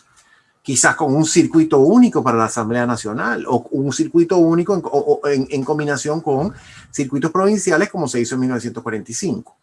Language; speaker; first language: Spanish; native; Spanish